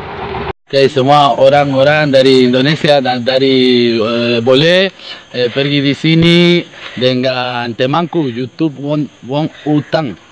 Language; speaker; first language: Indonesian; non-native, learner; Spanish